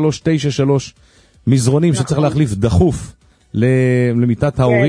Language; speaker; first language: Hebrew; native; Hebrew